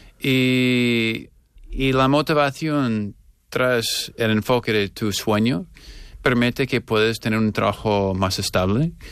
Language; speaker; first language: Spanish; non-native, fluent; English